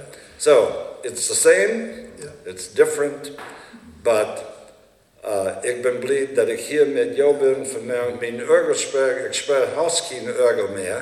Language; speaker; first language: German; early bilingual, heritage; Low German